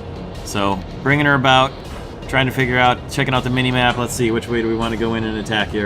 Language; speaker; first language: English; native; English